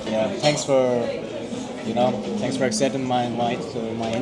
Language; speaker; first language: English; non-native, fluent; Mongolian